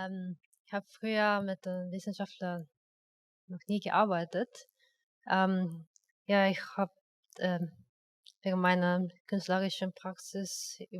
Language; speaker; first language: German; non-native, fluent; Japanese